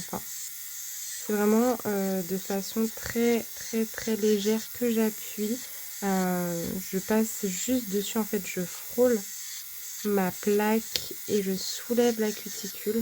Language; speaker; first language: French; native; French